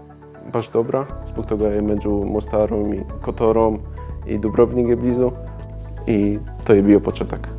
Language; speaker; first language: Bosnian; non-native, fluent; Polish